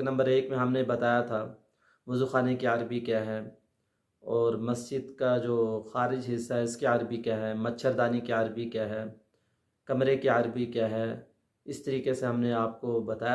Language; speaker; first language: Urdu; native; Urdu